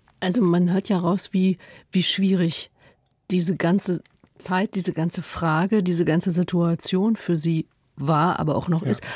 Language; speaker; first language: German; native; German